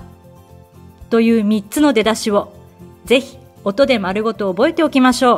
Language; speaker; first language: Japanese; native; Japanese